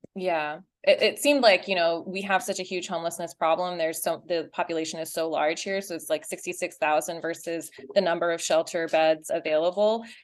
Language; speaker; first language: English; native; English